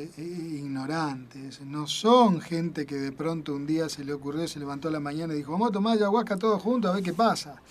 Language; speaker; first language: Spanish; native; Spanish